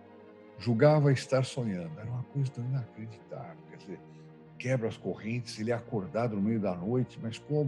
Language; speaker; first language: Portuguese; native; Portuguese